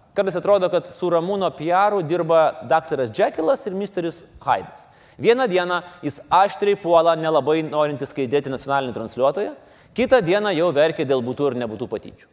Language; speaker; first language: Lithuanian; native; Lithuanian